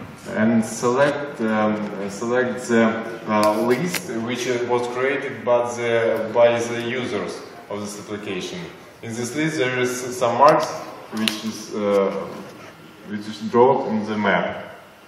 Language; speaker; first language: English; non-native, fluent; Russian